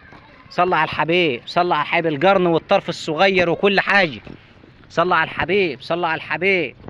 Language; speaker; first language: Arabic; native; Arabic